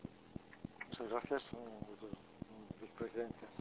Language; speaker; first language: Spanish; non-native, fluent; Portuguese